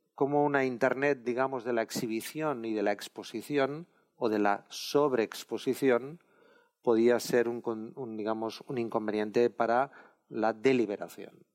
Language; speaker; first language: Spanish; non-native, local second language; Catalan